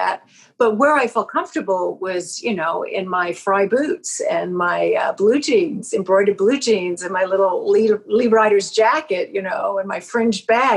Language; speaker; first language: English; native; English